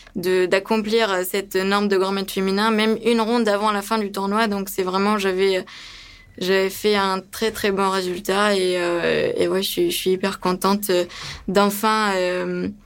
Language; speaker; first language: French; early bilingual, other home language; Romanian